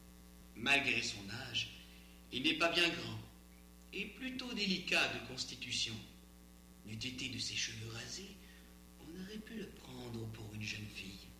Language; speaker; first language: French; native; French